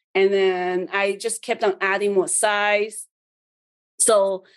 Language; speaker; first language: English; early bilingual, other home language; Chinese